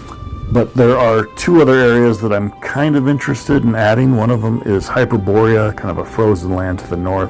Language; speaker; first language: English; native; English